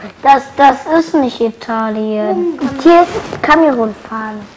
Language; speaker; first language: German; non-native, learner; French